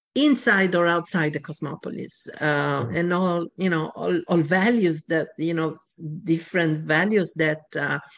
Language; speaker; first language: English; non-native, fluent; Italian